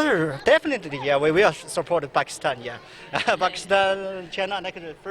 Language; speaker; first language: English; non-native, learner; Chinese